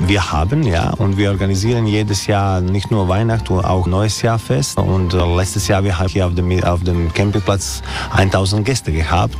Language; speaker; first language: German; non-native, learner; Croatian